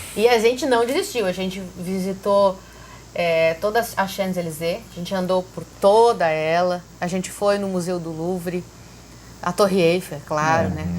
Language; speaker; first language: Portuguese; native; Portuguese